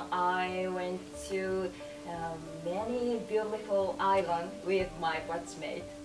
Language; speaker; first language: English; non-native, learner; Japanese